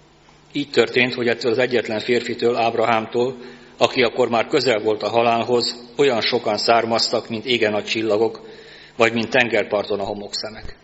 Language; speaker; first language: Hungarian; native; Hungarian